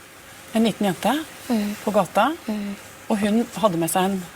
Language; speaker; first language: Norwegian; native; Norwegian